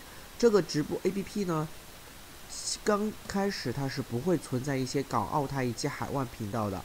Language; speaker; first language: Chinese; native; Chinese